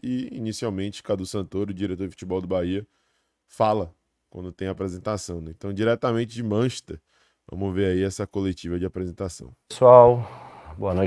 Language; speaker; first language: Portuguese; native; Portuguese